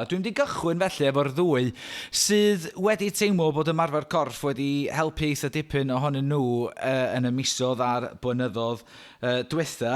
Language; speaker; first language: Welsh; native; Welsh